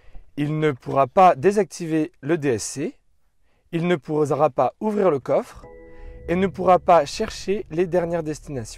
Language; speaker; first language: French; native; French